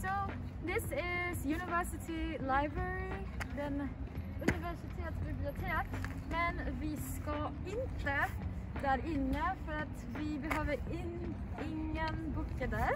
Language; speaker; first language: Swedish; non-native, learner; English